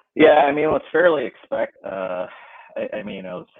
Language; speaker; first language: English; native; English